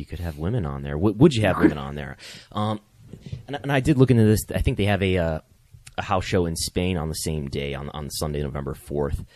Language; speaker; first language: English; native; English